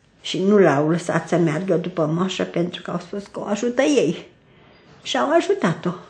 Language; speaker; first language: Romanian; native; Romanian